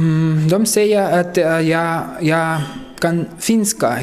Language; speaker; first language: Swedish; non-native, learner; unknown